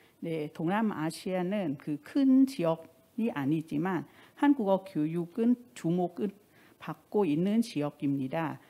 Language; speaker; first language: Korean; non-native, fluent; Thai